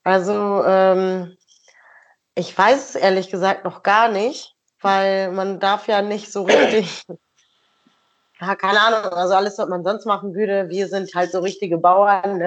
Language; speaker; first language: German; native; German